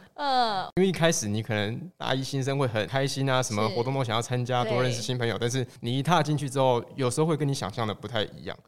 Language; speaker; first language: Chinese; native; Chinese